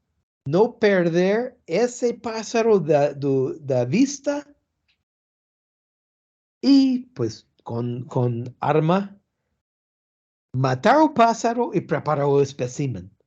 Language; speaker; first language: Portuguese; non-native, learner; English